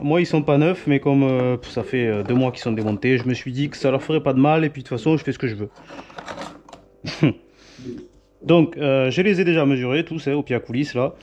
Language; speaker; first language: French; native; French